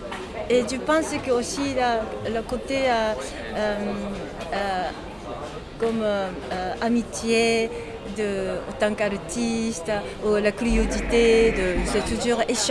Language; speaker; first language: French; non-native, learner; Japanese